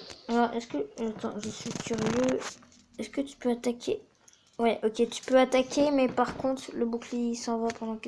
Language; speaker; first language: French; native; French